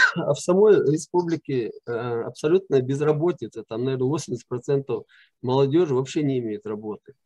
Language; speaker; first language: Russian; non-native, local second language; Chechen